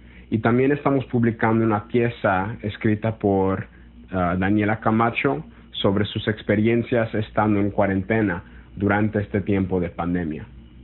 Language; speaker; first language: Spanish; early bilingual, heritage; Spanish